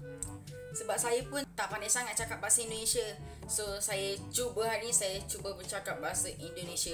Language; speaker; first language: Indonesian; non-native, learner; Malay